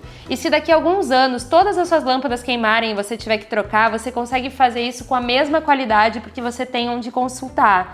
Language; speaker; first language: Portuguese; native; Portuguese